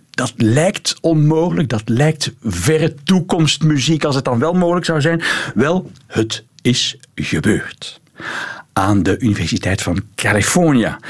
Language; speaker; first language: Dutch; native; Dutch